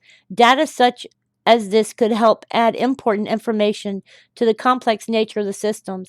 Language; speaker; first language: English; native; English